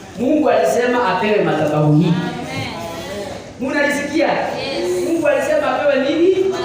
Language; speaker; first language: Swahili; non-native, local second language; Kikuyu